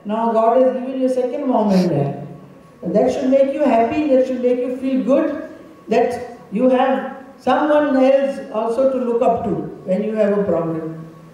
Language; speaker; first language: English; non-native, local second language; Marathi